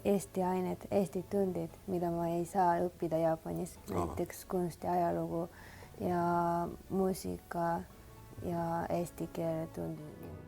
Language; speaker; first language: Estonian; non-native, learner; Japanese